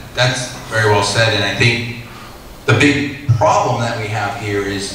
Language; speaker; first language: English; native; English